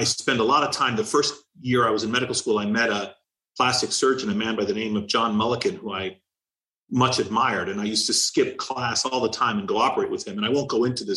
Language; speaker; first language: English; native; English